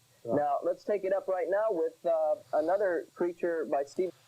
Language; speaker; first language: English; native; English